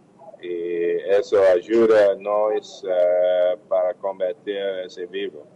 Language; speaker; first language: Portuguese; non-native, learner; English